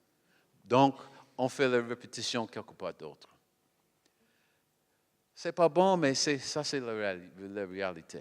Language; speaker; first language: French; non-native, learner; English